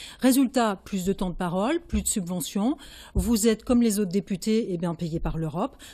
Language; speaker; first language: French; native; French